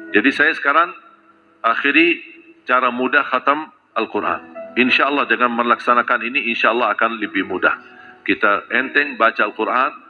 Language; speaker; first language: Malay; non-native, fluent; Arabic